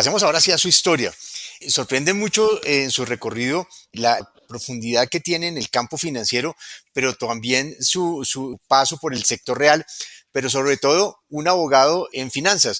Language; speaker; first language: Spanish; native; Spanish